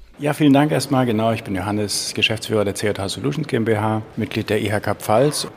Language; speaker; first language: German; native; German